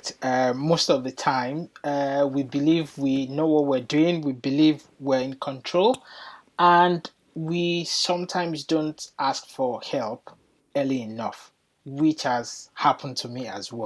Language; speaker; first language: English; non-native, local second language; Yoruba